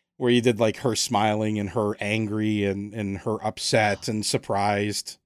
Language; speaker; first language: English; native; English